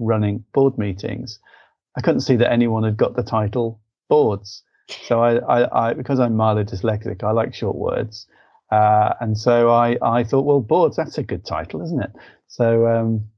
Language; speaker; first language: English; native; English